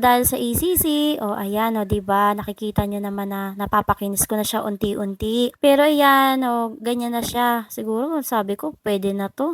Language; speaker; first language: Filipino; native; Filipino